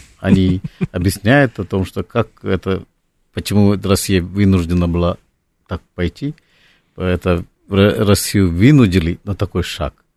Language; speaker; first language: Russian; non-native, fluent; Malayalam